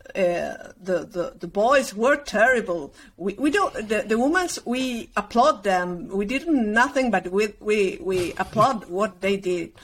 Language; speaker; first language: English; non-native, learner; Spanish